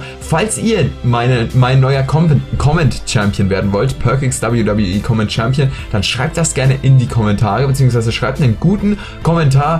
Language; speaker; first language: German; native; German